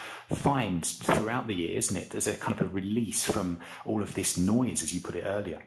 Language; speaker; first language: English; native; English